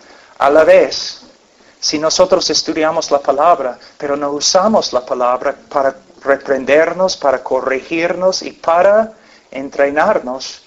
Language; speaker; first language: Spanish; non-native, fluent; English